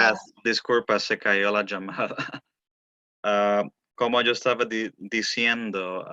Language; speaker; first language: Spanish; early bilingual, heritage; Spanish